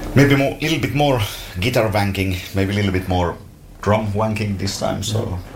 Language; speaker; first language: English; non-native, fluent; Finnish